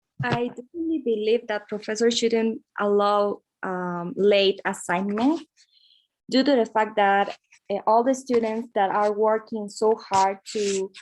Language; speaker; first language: English; non-native, learner; Spanish